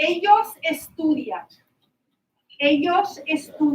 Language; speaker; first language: Spanish; non-native, fluent; English